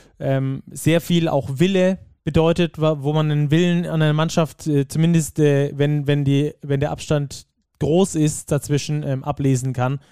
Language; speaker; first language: German; native; German